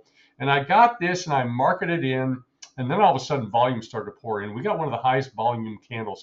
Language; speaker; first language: English; native; English